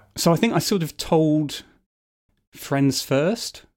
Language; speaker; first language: English; native; English